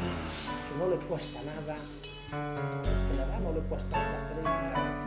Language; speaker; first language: Spanish; native; Spanish